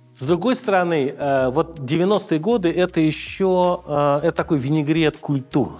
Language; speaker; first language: Russian; native; Russian